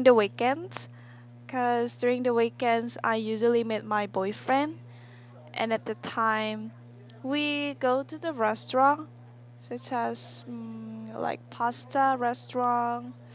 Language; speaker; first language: English; non-native, learner; Korean